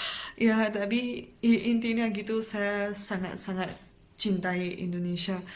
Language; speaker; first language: Indonesian; non-native, fluent; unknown